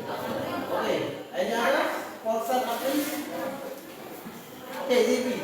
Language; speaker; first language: English; non-native, learner; Indonesian